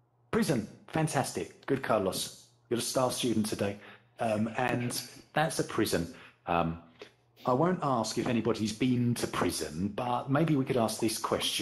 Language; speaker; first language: English; native; English